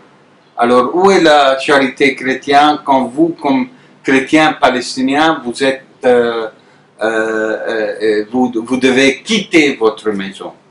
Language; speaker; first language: French; non-native, fluent; Arabic